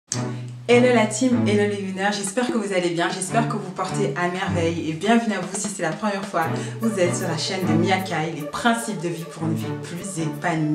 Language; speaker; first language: French; native; French